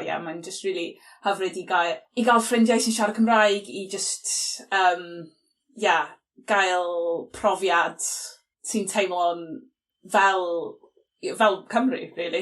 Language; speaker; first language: Welsh; non-native, local second language; English